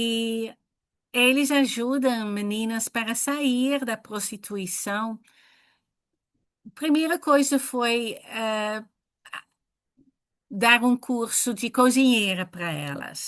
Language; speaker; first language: Portuguese; non-native, fluent; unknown